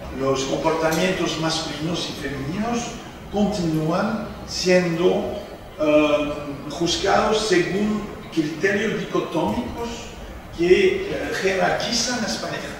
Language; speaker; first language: Spanish; non-native, fluent; French